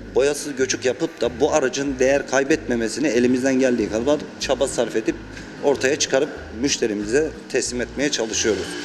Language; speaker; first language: Turkish; native; Turkish